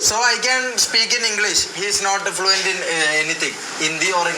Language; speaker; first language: English; non-native, local second language; Malayalam